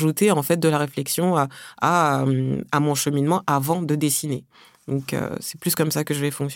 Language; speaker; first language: French; early bilingual, other home language; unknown